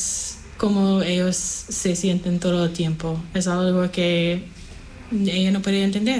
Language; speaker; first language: Spanish; non-native, fluent; English